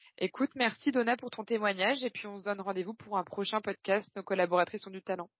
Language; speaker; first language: French; native; French